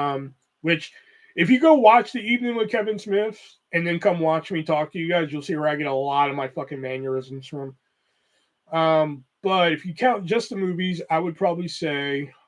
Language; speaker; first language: English; native; English